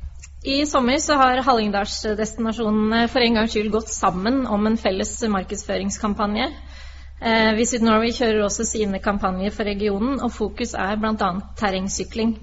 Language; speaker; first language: Norwegian; native; Norwegian